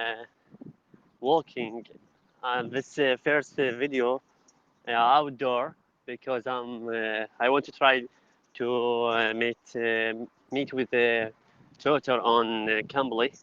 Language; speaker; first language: English; non-native, learner; Arabic